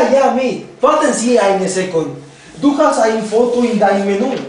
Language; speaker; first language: German; non-native, learner; Spanish